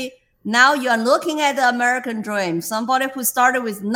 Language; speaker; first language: English; non-native, fluent; Chinese